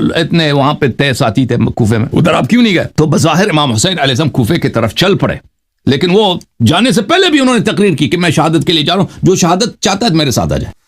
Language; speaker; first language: Urdu; non-native, fluent; Persian